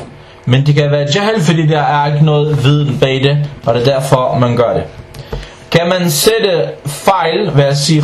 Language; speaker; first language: Danish; non-native, fluent; Arabic